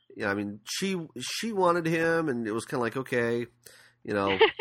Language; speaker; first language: English; native; English